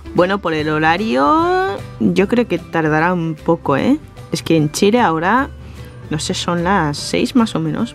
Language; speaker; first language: Spanish; non-native, fluent; Japanese